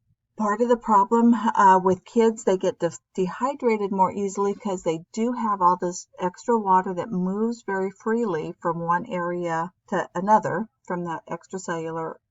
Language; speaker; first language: English; native; English